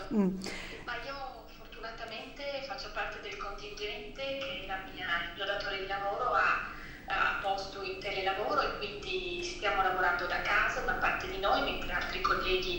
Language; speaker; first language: Italian; native; Italian